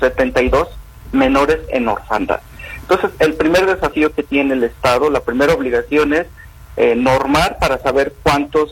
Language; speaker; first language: Spanish; native; Spanish